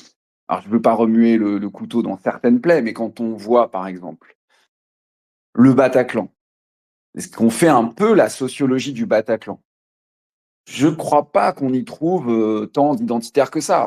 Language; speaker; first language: French; native; French